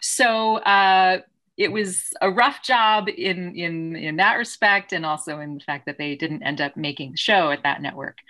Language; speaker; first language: English; native; English